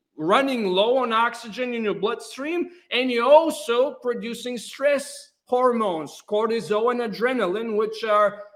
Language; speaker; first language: English; non-native, fluent; Bulgarian